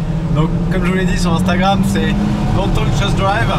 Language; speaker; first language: French; native; French